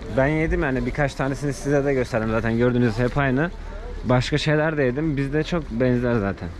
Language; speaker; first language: Turkish; native; Turkish